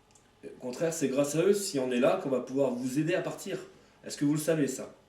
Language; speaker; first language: French; native; French